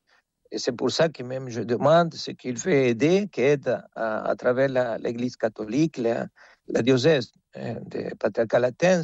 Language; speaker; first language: French; non-native, fluent; Spanish